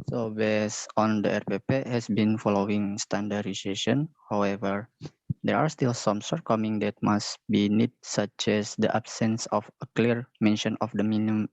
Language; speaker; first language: English; non-native, learner; Indonesian